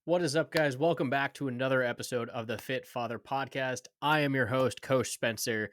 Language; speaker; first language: English; native; English